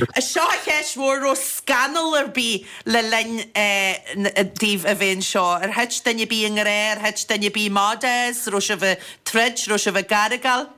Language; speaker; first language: Irish; native; Irish